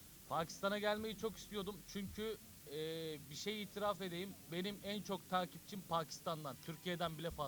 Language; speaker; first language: Turkish; native; Turkish